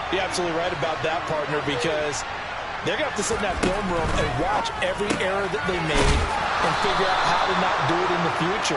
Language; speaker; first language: English; native; English